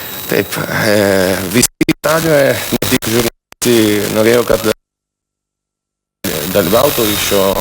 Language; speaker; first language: Lithuanian; non-native, learner; Italian